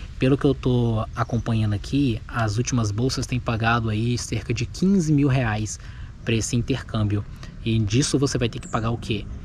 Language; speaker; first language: Portuguese; native; Portuguese